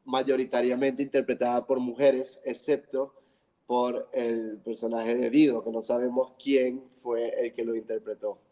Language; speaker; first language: Spanish; non-native, fluent; English